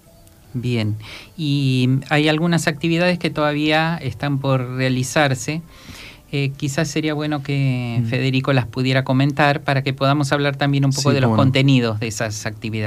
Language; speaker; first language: Spanish; native; Spanish